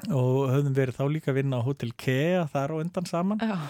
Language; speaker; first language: Icelandic; native; Icelandic